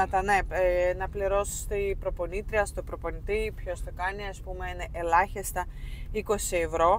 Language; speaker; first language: Greek; non-native, fluent; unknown